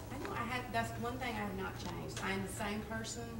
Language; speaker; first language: English; native; English